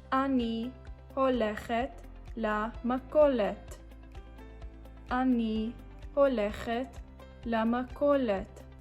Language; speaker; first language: Hebrew; non-native, fluent; English